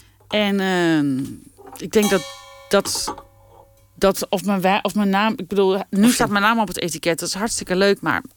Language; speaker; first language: Dutch; native; Dutch